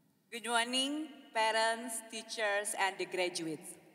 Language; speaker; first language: English; non-native, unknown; Indonesian